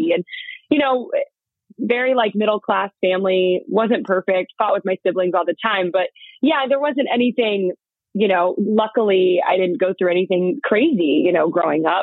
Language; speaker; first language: English; native; English